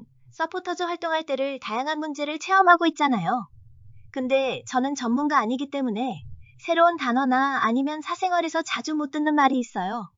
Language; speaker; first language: Korean; non-native, learner; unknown